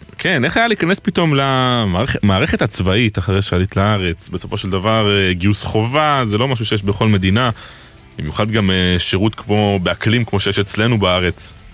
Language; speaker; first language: Hebrew; native; Hebrew